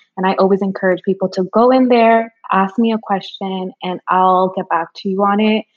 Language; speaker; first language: English; early bilingual, other home language; Spanish